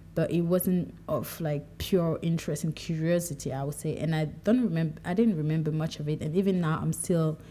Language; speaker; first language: English; non-native, local second language; French